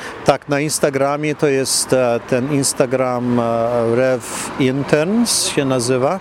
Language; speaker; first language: Polish; early bilingual, heritage; Polish